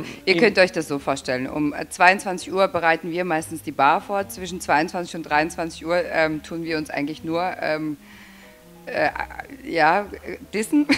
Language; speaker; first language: German; native; German